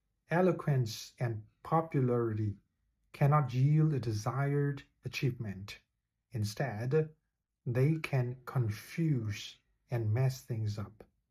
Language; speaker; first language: English; non-native, fluent; Burmese